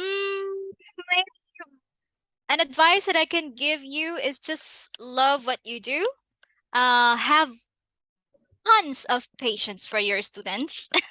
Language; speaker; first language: English; non-native, fluent; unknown